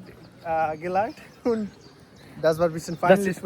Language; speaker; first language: German; non-native, learner; Bangla